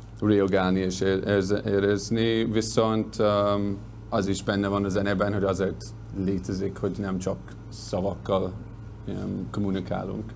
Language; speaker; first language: Hungarian; non-native, learner; English